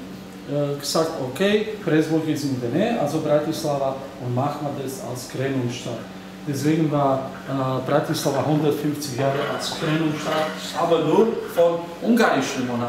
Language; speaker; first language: German; non-native, learner; Slovak